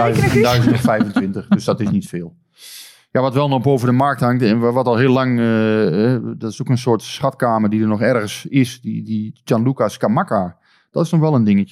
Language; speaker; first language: Dutch; native; Dutch